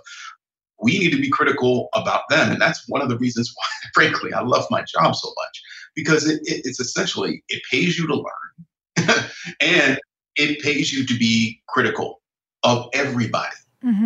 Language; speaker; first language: English; native; English